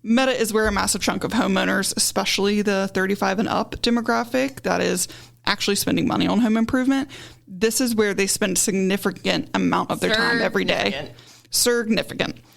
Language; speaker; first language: English; native; English